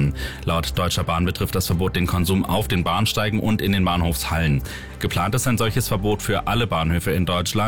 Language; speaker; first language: German; native; German